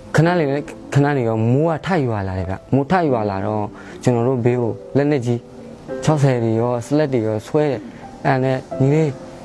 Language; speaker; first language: Burmese; non-native, local second language; S'gaw Karen